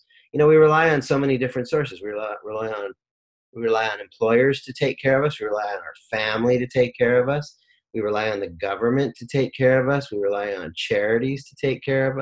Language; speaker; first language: English; native; English